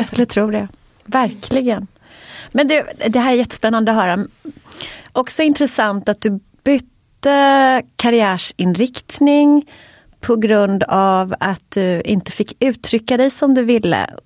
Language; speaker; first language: Swedish; native; Swedish